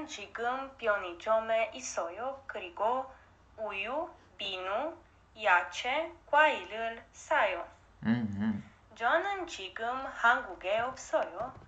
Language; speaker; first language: Korean; non-native, learner; Romanian